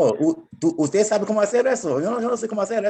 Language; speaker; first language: Spanish; non-native, fluent; English